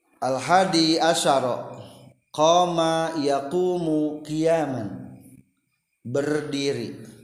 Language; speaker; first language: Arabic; non-native, fluent; Indonesian